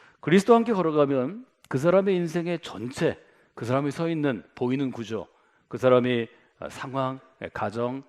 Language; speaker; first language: Korean; native; Korean